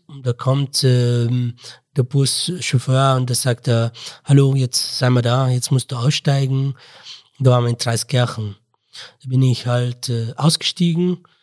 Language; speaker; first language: German; non-native, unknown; Arabic